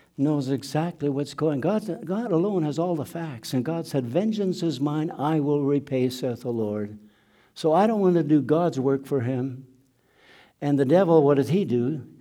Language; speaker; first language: English; non-native, fluent; German